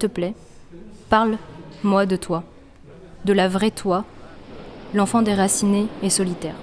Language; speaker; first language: French; native; French